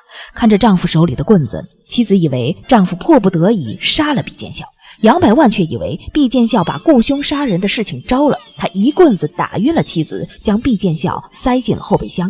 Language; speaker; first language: Chinese; native; Chinese